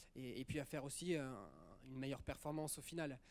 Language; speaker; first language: French; early bilingual, other home language; Italian